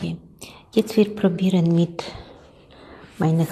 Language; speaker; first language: German; non-native, learner; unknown